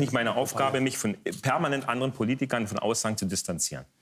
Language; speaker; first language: German; native; German